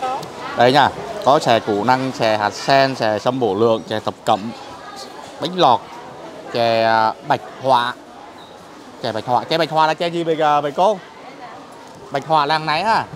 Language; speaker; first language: Vietnamese; native; Vietnamese